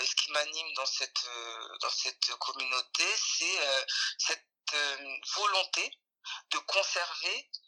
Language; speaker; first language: French; native; French